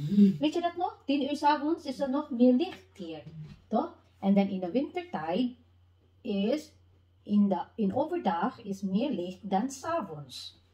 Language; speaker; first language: Dutch; non-native, learner; Filipino